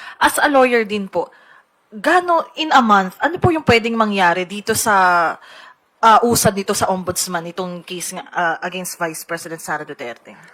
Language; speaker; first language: Filipino; native; Filipino